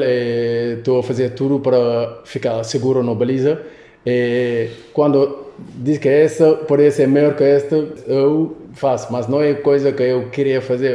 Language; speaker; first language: Portuguese; non-native, local second language; Wolof